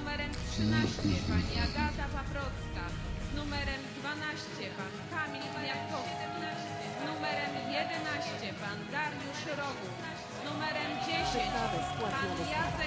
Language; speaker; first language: Polish; native; Polish